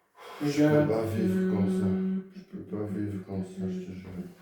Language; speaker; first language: French; non-native, fluent; Dutch